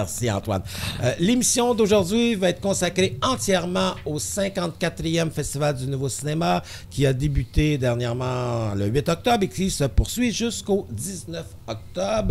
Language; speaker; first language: French; native; French